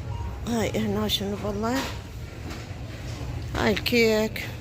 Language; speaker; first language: Arabic; native; Arabic